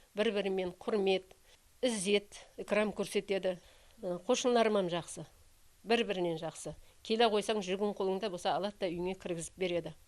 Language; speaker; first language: Uzbek; non-native, local second language; Kazakh